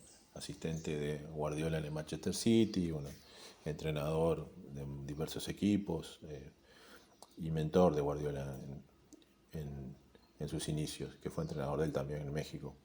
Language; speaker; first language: Spanish; native; Spanish